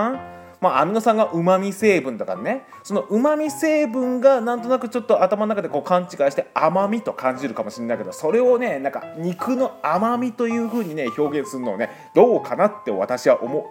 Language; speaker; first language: Japanese; native; Japanese